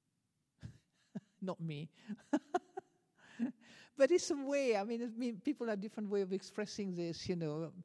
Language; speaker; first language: English; non-native, fluent; French